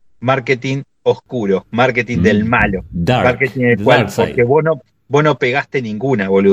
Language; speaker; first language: Spanish; native; Spanish